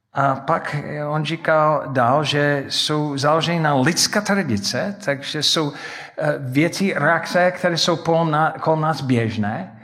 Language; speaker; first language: Czech; non-native, fluent; English